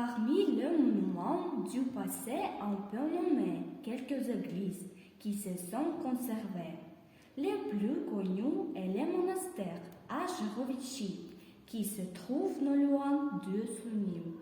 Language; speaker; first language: French; non-native, learner; Russian